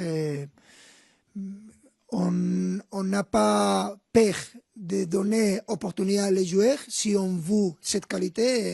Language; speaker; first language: French; non-native, fluent; Spanish